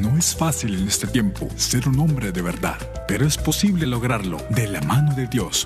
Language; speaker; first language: Spanish; native; Spanish